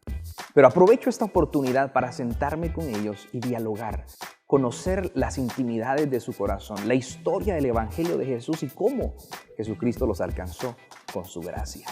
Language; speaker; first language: Spanish; native; Spanish